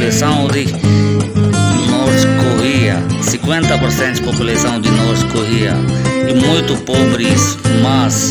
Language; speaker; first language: Portuguese; non-native, learner; Hindi